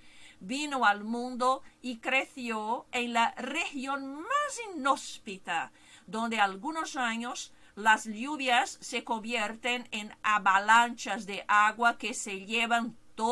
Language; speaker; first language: Spanish; non-native, fluent; Portuguese